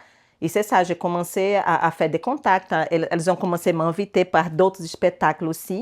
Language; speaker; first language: French; non-native, learner; Portuguese